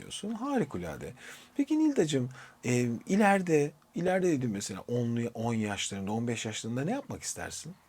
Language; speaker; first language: Turkish; native; Turkish